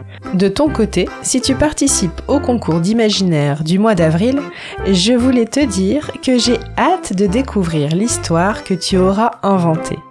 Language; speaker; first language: French; native; French